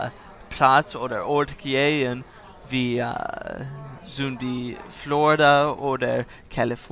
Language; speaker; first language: German; non-native, learner; English